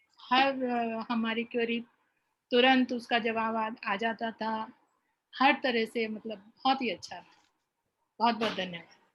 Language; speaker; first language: Hindi; native; Hindi